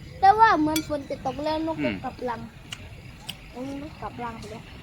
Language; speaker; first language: Thai; non-native, local second language; Northeastern Thai